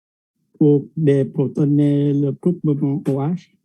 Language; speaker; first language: French; non-native, fluent; Vietnamese